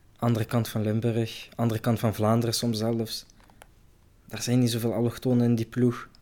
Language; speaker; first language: Dutch; early bilingual, other home language; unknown